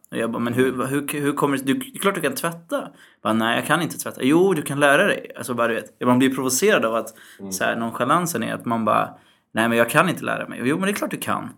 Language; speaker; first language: Swedish; early bilingual, other home language; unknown